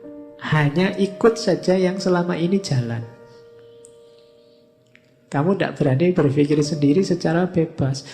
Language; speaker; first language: Indonesian; native; Indonesian